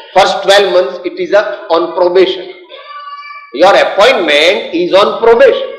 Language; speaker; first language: English; non-native, local second language; Gujarati